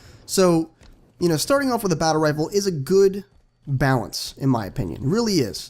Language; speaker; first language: English; native; English